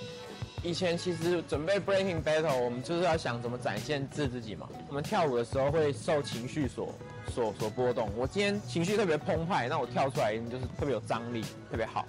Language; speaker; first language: Chinese; native; Chinese